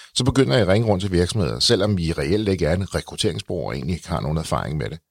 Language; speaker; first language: Danish; native; Danish